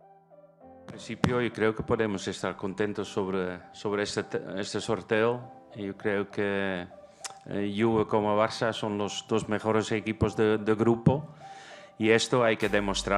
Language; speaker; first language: Spanish; non-native, fluent; Dutch